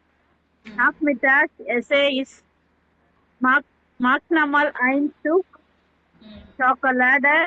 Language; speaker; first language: German; non-native, learner; Tamil